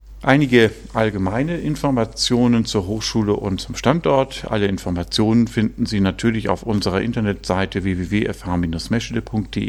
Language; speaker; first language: German; native; German